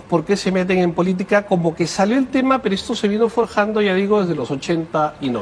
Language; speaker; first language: Spanish; native; Spanish